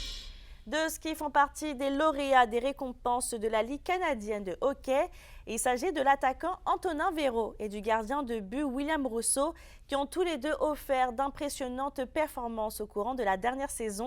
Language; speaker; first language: French; native; French